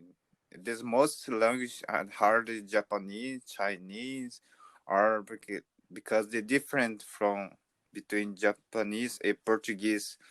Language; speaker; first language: English; non-native, learner; Portuguese